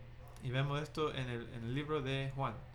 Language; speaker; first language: Spanish; non-native, fluent; English